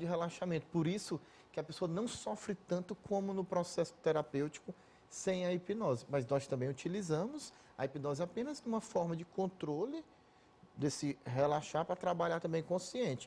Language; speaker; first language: Portuguese; native; Portuguese